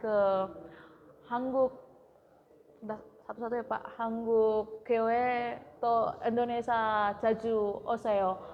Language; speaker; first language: Korean; non-native, learner; Indonesian